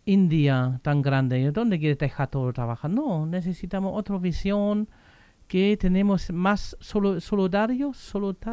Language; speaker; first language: Spanish; non-native, fluent; German